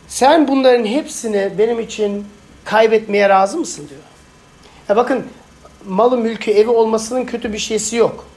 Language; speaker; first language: Turkish; non-native, fluent; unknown